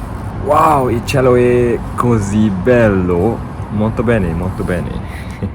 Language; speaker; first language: Italian; non-native, learner; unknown